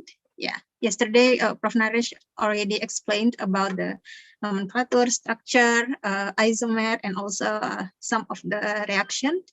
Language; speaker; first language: English; non-native, learner; Indonesian